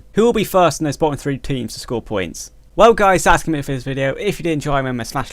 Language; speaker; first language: English; native; English